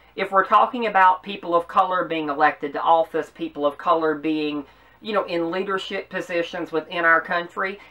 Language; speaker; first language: English; native; English